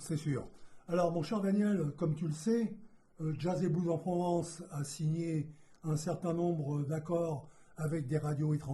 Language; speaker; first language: French; native; French